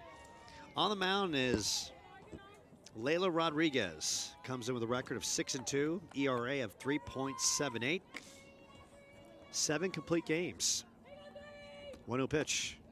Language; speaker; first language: English; native; English